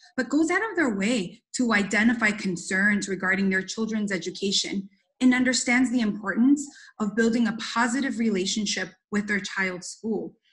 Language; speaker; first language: English; early bilingual, other home language; Spanish